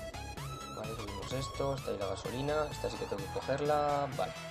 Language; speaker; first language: Spanish; native; Spanish